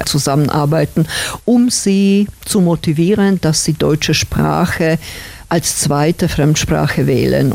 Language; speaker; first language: German; non-native, fluent; Slovak